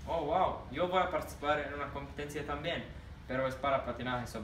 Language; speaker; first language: Spanish; non-native, learner; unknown